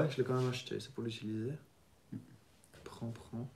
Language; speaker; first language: French; native; French